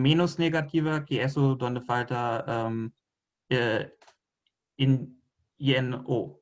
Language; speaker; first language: Spanish; non-native, fluent; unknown